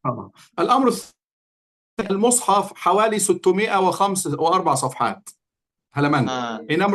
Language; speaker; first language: Arabic; native; Arabic